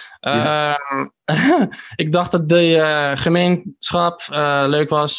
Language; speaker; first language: Dutch; early bilingual, heritage; Dutch